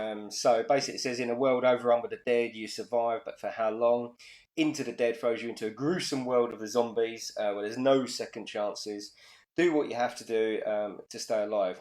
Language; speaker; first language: English; native; English